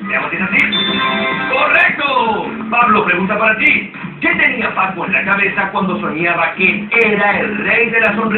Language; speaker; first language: Spanish; native; Spanish